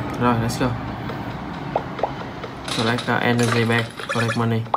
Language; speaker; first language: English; non-native, learner; Vietnamese